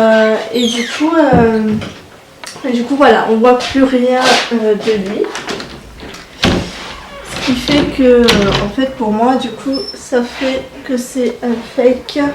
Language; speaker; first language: French; native; French